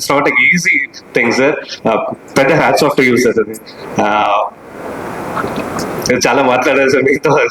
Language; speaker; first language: Telugu; non-native, fluent; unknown